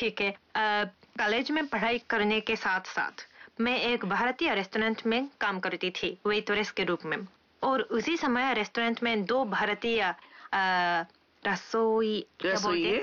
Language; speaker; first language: Hindi; non-native, fluent; Japanese